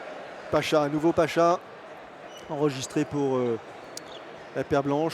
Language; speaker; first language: French; native; French